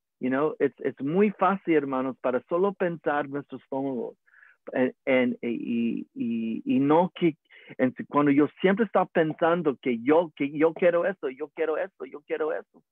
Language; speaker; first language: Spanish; early bilingual, heritage; English